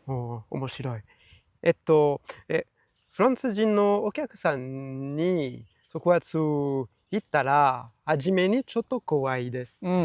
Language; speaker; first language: Japanese; non-native, learner; French